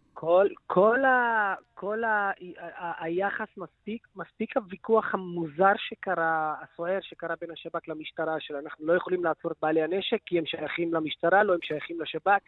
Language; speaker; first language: Hebrew; non-native, local second language; Arabic